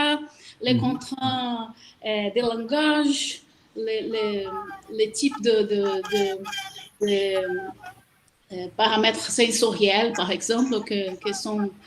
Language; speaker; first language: French; non-native, learner; Portuguese